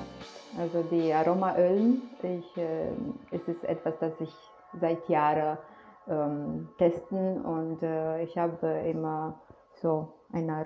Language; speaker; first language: German; non-native, fluent; Romanian